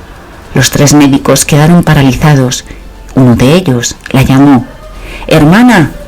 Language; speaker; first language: Spanish; native; Spanish